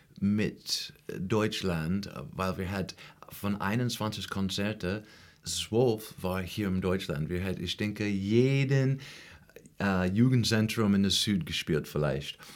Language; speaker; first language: German; non-native, learner; English